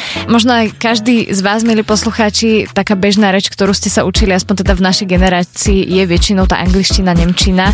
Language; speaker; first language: Slovak; native; Slovak